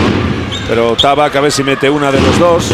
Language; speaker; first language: Spanish; native; Spanish